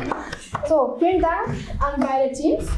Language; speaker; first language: German; native; German